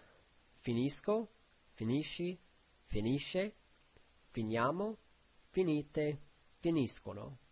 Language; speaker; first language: Italian; non-native, learner; English